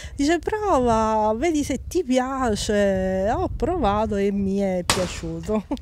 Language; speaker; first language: Italian; native; Italian